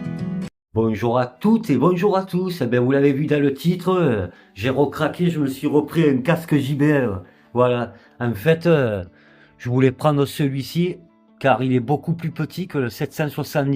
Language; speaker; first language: French; native; French